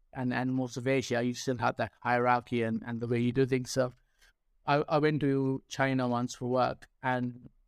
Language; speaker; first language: English; non-native, local second language; Sinhala